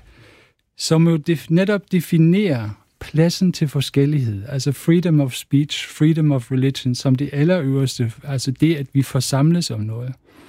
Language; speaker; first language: Danish; non-native, fluent; German